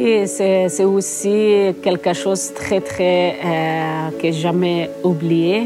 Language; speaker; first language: French; non-native, learner; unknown